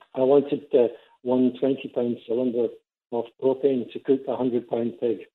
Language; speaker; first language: English; native; English